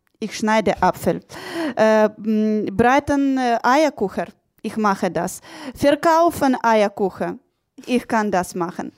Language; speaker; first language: German; non-native, learner; Ukrainian